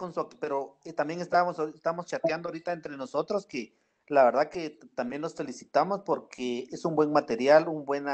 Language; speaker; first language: Spanish; native; Spanish